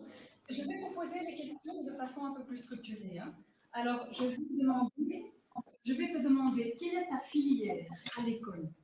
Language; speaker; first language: French; native; French